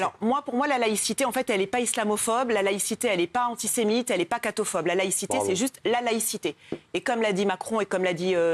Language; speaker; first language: French; native; French